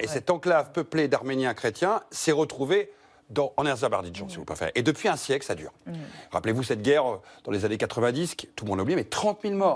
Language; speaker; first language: French; native; French